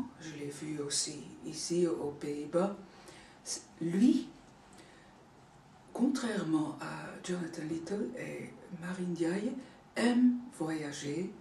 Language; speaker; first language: French; non-native, fluent; Dutch